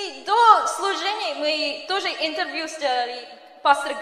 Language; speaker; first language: Russian; non-native, fluent; Korean